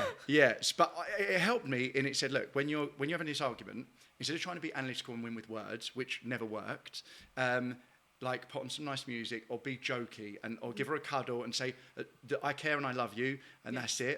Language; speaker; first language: English; native; English